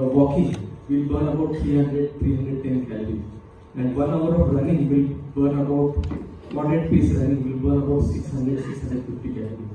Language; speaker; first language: English; non-native, local second language; Marathi